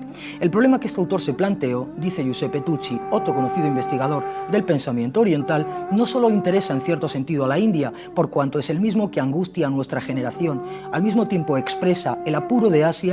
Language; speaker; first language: Spanish; native; Spanish